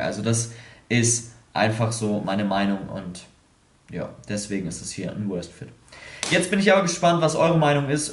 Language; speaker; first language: German; native; German